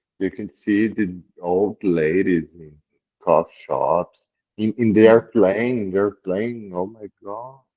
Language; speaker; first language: English; non-native, learner; Portuguese